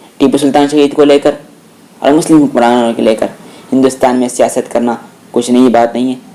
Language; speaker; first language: Urdu; native; Urdu